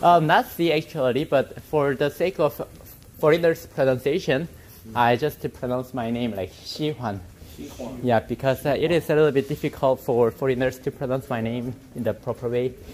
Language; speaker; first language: English; non-native, fluent; Korean